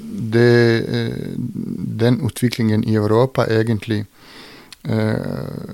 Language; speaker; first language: Norwegian; non-native, fluent; Bosnian